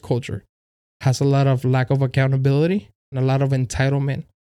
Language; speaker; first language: English; non-native, fluent; Spanish